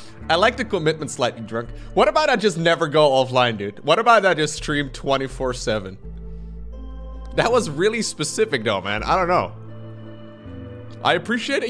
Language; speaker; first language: English; non-native, fluent; Dutch